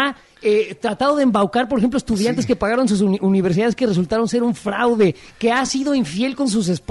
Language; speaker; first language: Spanish; native; Spanish